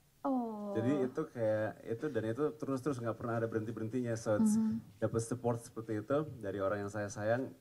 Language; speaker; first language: Indonesian; early bilingual, heritage; English